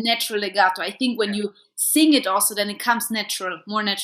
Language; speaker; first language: English; non-native, fluent; German